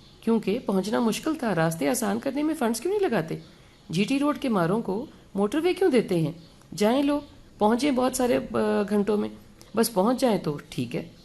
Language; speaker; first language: Urdu; native; Urdu